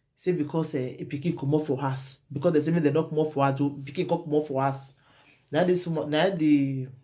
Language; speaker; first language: Nigerian Pidgin; native; Nigerian Pidgin